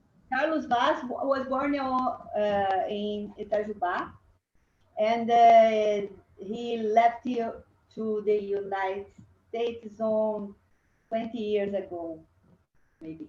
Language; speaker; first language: English; non-native, learner; Portuguese